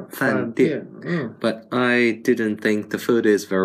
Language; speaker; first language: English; non-native, fluent; Chinese